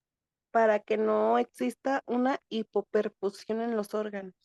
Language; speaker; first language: Spanish; native; Spanish